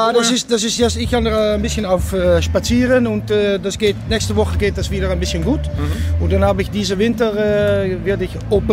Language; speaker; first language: German; non-native, learner; Dutch